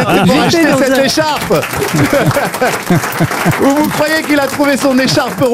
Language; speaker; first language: French; native; French